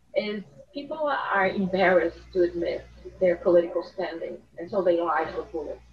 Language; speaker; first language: English; non-native, fluent; Portuguese